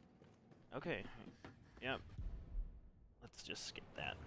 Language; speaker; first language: English; native; English